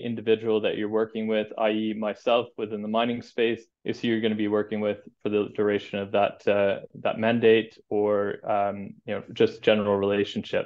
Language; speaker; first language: English; native; English